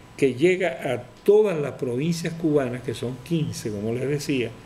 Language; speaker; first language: Spanish; native; Spanish